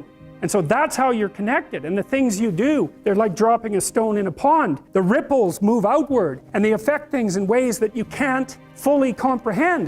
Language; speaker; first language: English; native; English